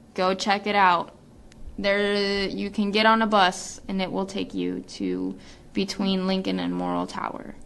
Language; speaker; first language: English; native; English